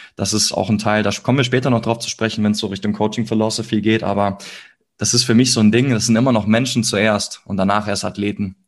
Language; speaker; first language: German; native; German